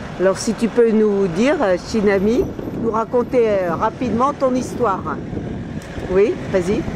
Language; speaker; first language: French; native; French